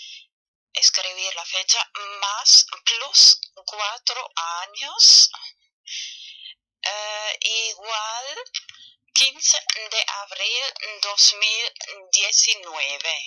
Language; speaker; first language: Spanish; non-native, fluent; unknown